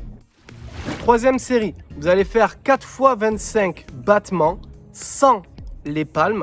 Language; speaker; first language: French; native; French